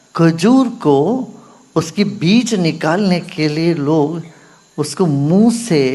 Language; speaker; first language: Hindi; non-native, local second language; Kannada